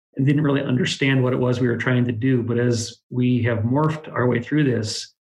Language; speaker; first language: English; native; English